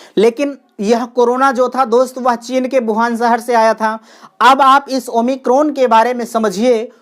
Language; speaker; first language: Hindi; native; Hindi